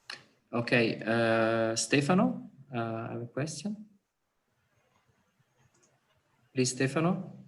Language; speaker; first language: English; non-native, fluent; Italian